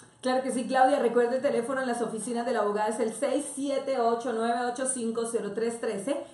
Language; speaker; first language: Spanish; native; Spanish